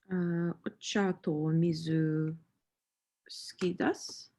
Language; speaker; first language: Japanese; non-native, learner; English